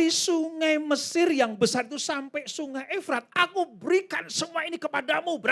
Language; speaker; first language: Indonesian; native; Indonesian